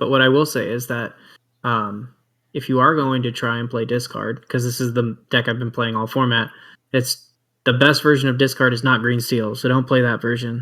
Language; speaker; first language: English; native; English